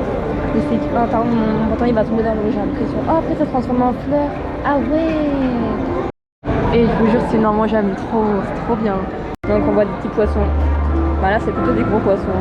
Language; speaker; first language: French; native; French